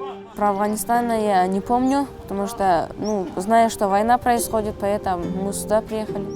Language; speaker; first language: Russian; early bilingual, other home language; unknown